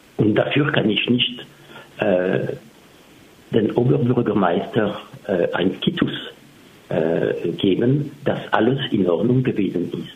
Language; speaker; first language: German; non-native, fluent; French